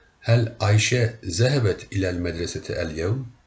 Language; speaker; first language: Arabic; non-native, learner; Turkish